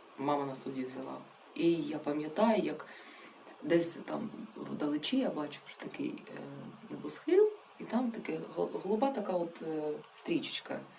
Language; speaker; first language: Ukrainian; non-native, local second language; Russian